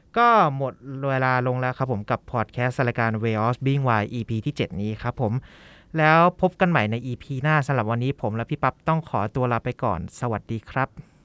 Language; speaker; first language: Thai; native; Thai